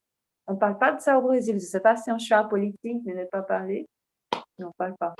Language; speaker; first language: French; non-native, fluent; Portuguese